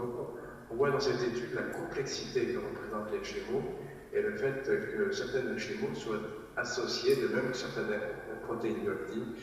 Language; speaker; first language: French; native; French